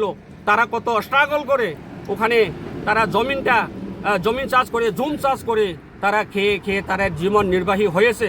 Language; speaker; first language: Bangla; non-native, local second language; Kok Borok